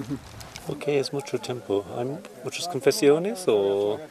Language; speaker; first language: Spanish; non-native, learner; English